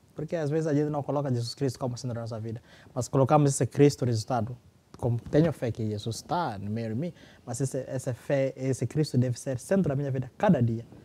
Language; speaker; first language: Portuguese; non-native, fluent; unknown